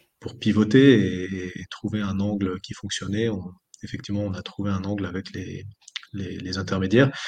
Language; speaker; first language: French; native; French